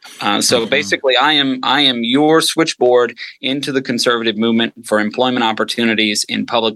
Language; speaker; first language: English; native; English